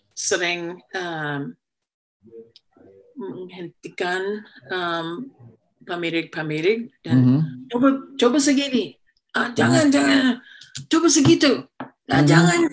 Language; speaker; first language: Indonesian; non-native, fluent; English